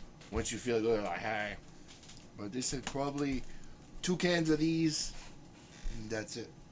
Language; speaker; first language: English; early bilingual, other home language; French